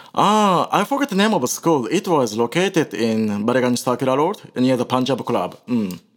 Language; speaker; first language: English; non-native, learner; Japanese